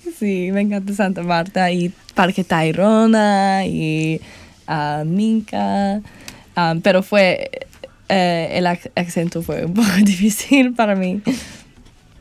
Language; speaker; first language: Spanish; non-native, learner; English